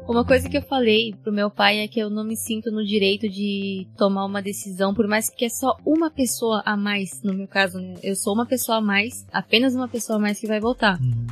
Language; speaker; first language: Portuguese; early bilingual, heritage; Japanese